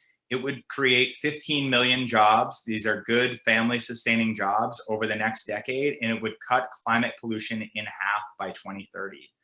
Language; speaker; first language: English; native; English